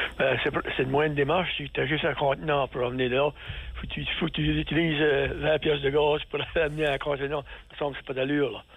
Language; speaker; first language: French; native; French